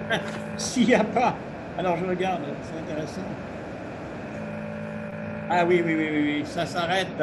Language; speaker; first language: French; native; French